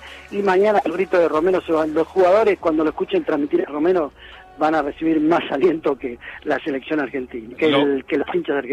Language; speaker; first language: Spanish; native; Spanish